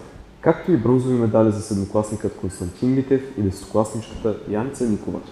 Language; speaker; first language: Bulgarian; native; Bulgarian